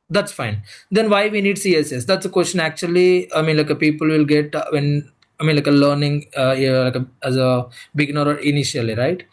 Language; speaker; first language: English; non-native, local second language; Telugu